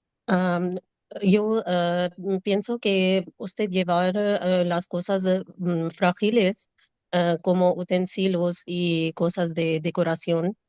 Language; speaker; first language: Spanish; non-native, learner; Urdu